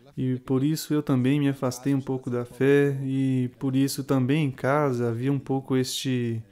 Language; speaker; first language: Portuguese; non-native, fluent; Italian